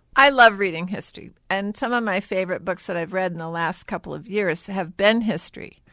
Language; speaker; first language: English; native; English